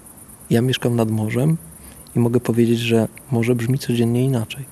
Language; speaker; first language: Polish; native; Polish